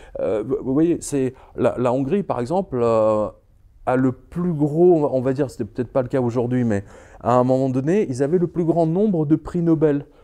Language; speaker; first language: French; early bilingual, other home language; Serbian